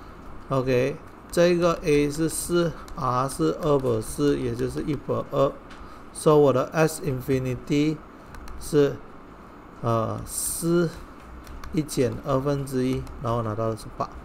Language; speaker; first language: Chinese; non-native, local second language; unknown